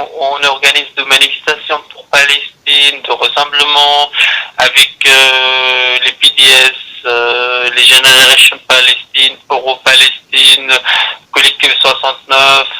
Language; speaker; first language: French; non-native, learner; Arabic